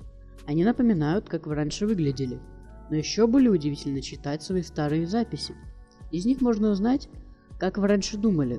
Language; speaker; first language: Russian; native; Russian